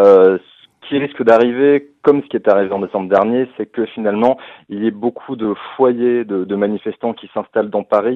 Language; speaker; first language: French; native; French